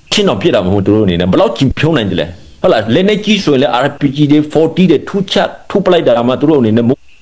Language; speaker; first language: Burmese; non-native, local second language; Hakha Chin